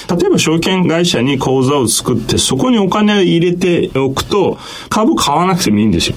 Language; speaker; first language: Japanese; non-native, fluent; Turkish